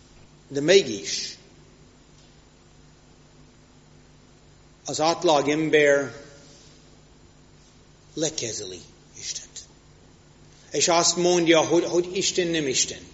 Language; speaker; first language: Hungarian; non-native, fluent; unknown